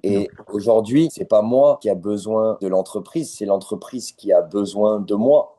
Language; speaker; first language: French; native; French